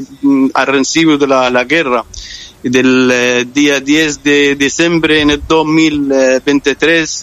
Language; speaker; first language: Spanish; non-native, fluent; Arabic